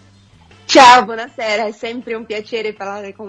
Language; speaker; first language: Italian; non-native, fluent; Portuguese